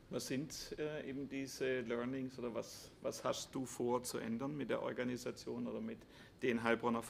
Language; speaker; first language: German; native; German